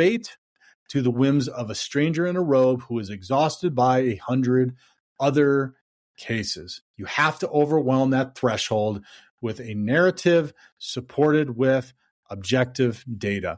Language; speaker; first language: English; native; English